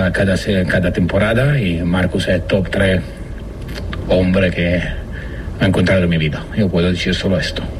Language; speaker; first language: Spanish; non-native, learner; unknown